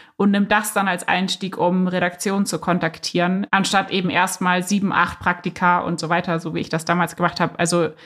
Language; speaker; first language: German; native; German